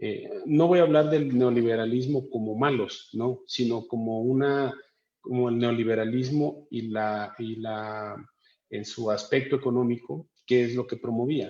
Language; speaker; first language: Spanish; native; Spanish